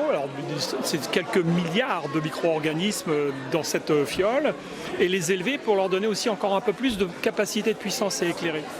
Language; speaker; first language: French; native; French